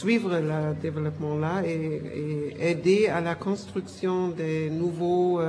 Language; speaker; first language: French; non-native, fluent; German